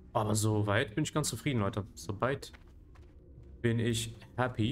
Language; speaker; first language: German; native; German